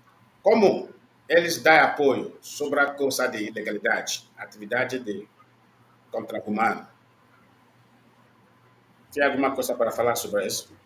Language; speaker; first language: Portuguese; non-native, learner; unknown